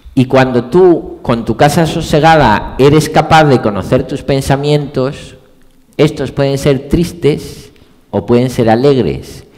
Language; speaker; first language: Spanish; native; Spanish